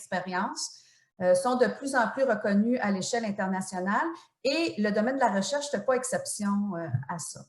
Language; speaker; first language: French; native; French